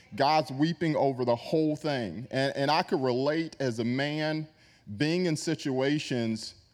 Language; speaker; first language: English; native; English